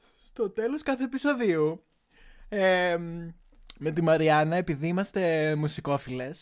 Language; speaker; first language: Greek; native; Greek